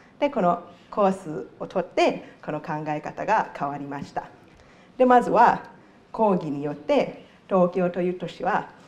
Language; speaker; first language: Japanese; non-native, fluent; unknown